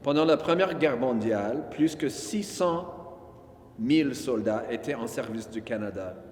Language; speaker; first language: French; non-native, local second language; English